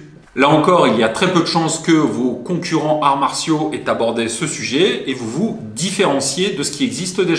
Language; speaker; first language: French; native; French